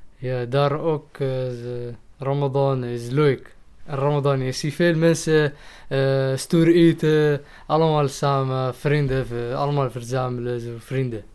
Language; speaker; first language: Dutch; non-native, learner; Arabic